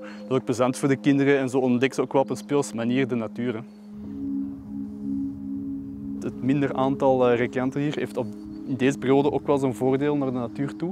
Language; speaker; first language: Dutch; native; Dutch